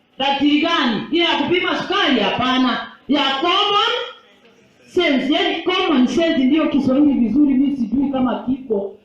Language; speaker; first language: Swahili; non-native, local second language; Gusii